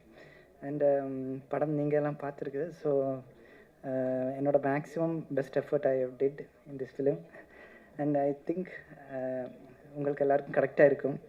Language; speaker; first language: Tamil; non-native, learner; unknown